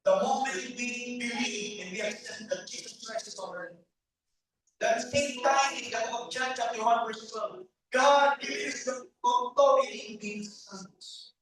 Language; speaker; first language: English; non-native, local second language; Filipino